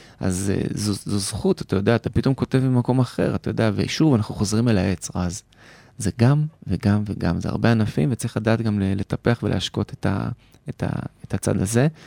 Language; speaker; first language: Hebrew; native; Hebrew